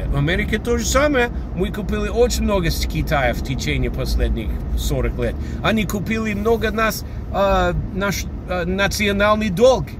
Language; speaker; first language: Russian; non-native, fluent; English